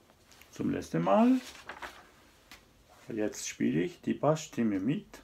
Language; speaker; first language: German; non-native, fluent; Japanese